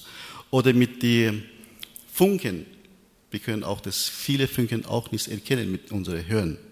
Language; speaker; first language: German; non-native, learner; Persian